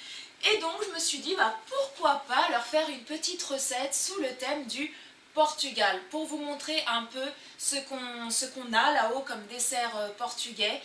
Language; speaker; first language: French; early bilingual, other home language; Portuguese